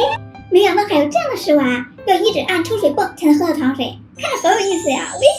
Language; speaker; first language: Chinese; native; Chinese